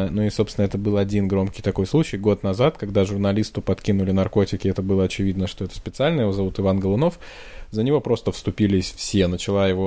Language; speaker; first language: Russian; native; Russian